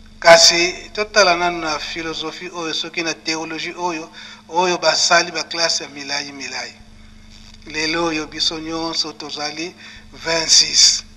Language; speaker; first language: Lingala; non-native, local second language; Kongo